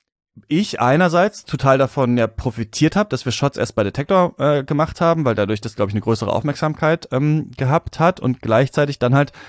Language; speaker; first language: German; native; German